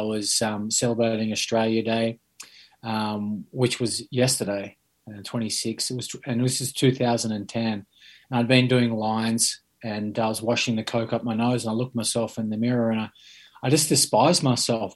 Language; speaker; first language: English; native; English